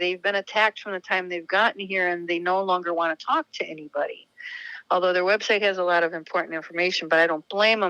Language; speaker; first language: English; native; English